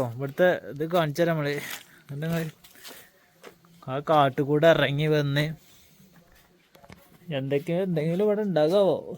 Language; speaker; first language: Malayalam; native; Malayalam